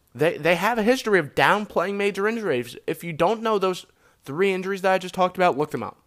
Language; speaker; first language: English; native; English